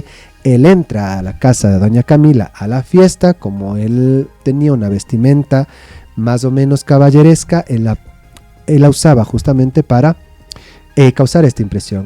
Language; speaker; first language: Spanish; native; Spanish